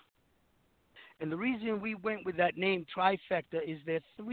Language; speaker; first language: English; non-native, local second language; Shona